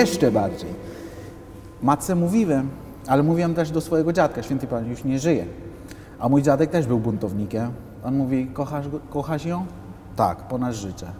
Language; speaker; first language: Polish; non-native, fluent; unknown